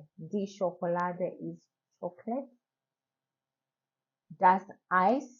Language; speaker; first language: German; non-native, learner; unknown